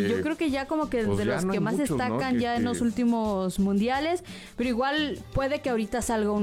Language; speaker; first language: Spanish; native; Spanish